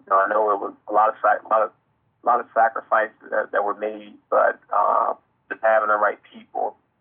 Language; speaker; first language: English; native; English